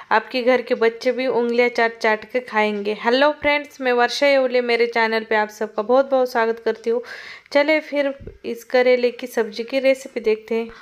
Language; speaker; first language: Hindi; non-native, local second language; Marathi